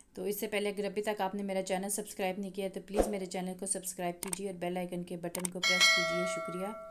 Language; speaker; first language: Urdu; native; Urdu